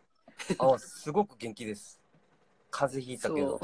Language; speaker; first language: Japanese; non-native, learner; Korean